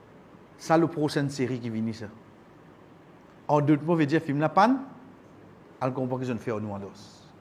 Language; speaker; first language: French; non-native, local second language; Morisyen